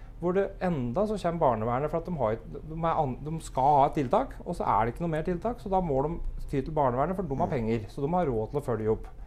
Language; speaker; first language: Norwegian; native; Norwegian